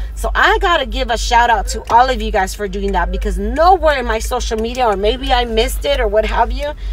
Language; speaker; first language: English; early bilingual, other home language; Spanish